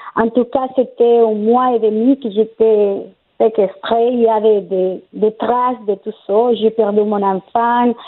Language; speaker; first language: French; non-native, fluent; Spanish